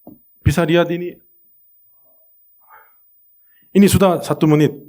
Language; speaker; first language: Indonesian; non-native, fluent; Korean